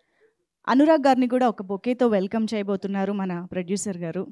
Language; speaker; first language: Telugu; native; Telugu